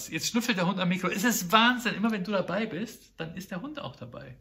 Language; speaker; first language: German; native; German